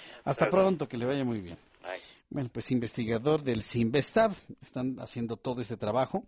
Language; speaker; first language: Spanish; native; Spanish